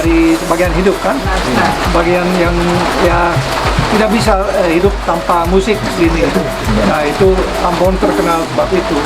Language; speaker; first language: Indonesian; non-native, fluent; Dutch